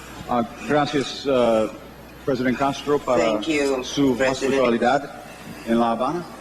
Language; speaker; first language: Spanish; non-native, learner; English